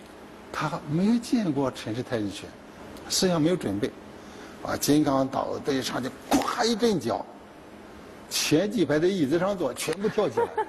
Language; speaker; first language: Chinese; native; Chinese